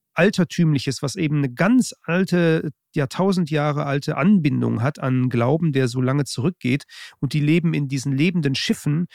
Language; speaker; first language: German; native; German